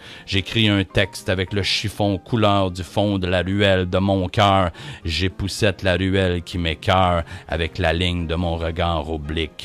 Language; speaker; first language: French; native; French